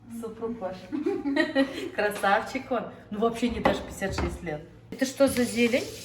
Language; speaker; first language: Russian; native; Russian